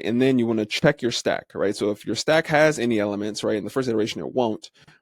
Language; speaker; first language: English; native; English